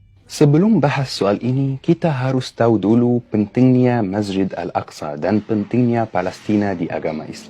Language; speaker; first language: Indonesian; non-native, fluent; Arabic